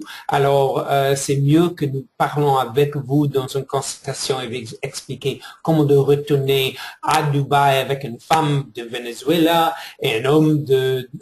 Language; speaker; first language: French; non-native, fluent; English